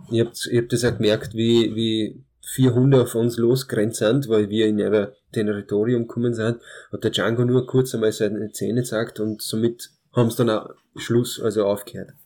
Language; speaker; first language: German; early bilingual, other home language; Hungarian